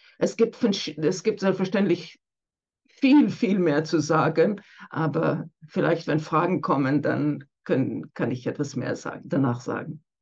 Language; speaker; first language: German; non-native, fluent; Hebrew